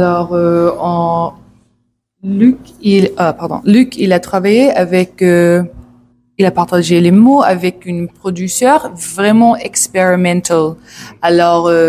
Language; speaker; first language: French; non-native, learner; English